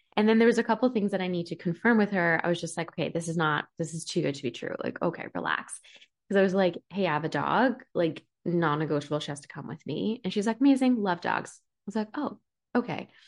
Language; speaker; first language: English; early bilingual, other home language; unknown